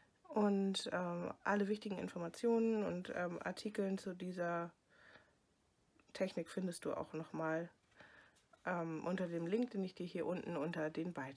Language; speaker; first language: German; native; German